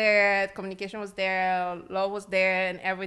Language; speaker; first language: English; non-native, local second language; French